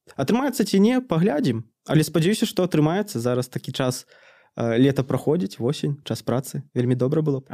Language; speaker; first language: Belarusian; native; Belarusian